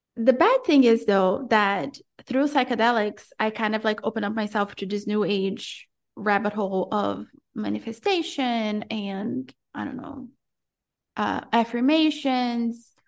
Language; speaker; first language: English; non-native, fluent; Portuguese